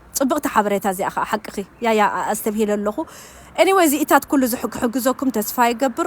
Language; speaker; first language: Tigrinya; early bilingual, heritage; German